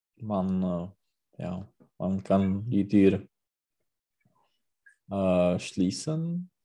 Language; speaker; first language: German; non-native, learner; Czech